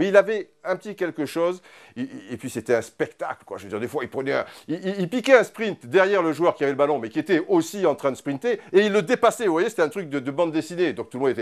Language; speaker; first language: French; native; French